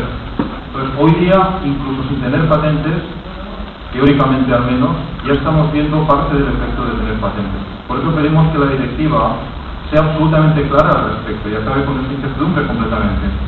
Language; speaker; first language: Spanish; native; Spanish